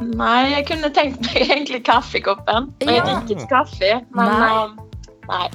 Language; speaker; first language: Norwegian; native; Norwegian